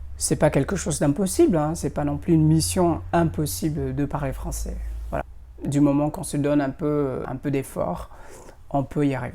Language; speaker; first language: French; non-native, fluent; Indonesian